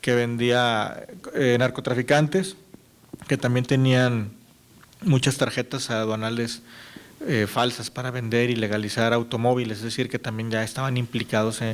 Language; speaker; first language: Spanish; native; Spanish